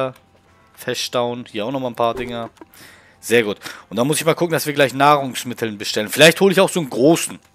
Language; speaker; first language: German; native; German